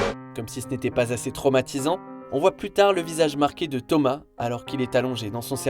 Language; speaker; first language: French; native; French